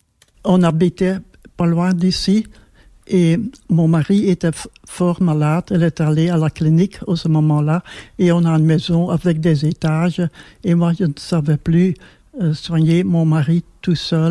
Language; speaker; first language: French; non-native, local second language; Dutch